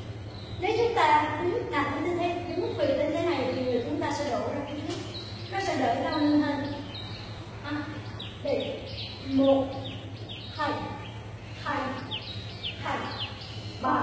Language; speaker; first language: Vietnamese; native; Vietnamese